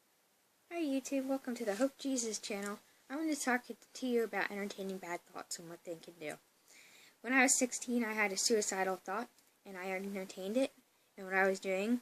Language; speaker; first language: English; native; English